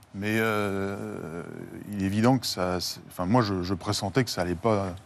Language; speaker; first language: French; native; French